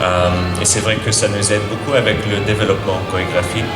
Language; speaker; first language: French; non-native, fluent; English